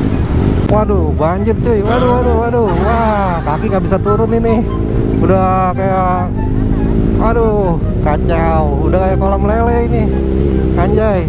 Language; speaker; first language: Indonesian; native; Indonesian